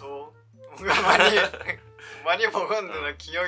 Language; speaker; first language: Korean; non-native, fluent; Japanese